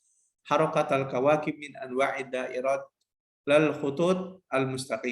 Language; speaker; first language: Arabic; non-native, learner; Indonesian